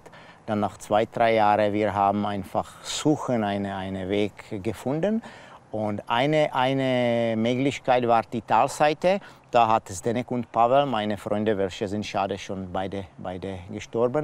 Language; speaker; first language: German; non-native, learner; Czech